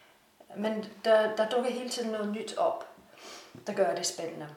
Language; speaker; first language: Danish; non-native, fluent; English